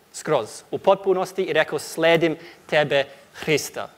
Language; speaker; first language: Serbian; non-native, learner; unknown